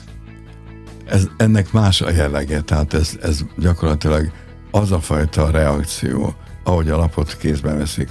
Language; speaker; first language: Hungarian; native; Hungarian